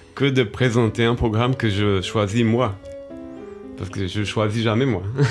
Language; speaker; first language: French; early bilingual, other home language; Portuguese